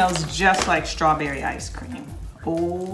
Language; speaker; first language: English; native; English